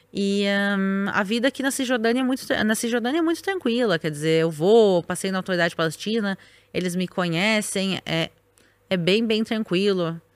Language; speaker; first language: Portuguese; native; Portuguese